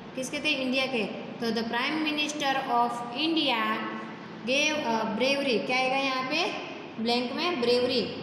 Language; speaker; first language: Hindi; non-native, local second language; Gujarati